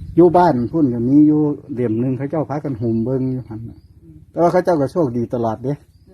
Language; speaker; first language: Thai; native; Thai